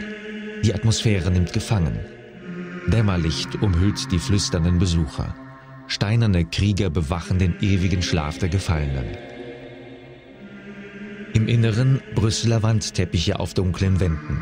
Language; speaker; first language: German; native; German